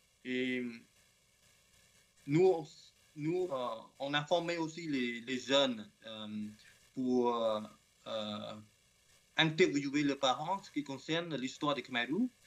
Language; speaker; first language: French; non-native, learner; Khmer